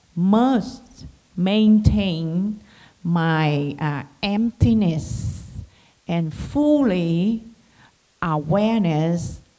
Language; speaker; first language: English; non-native, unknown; Vietnamese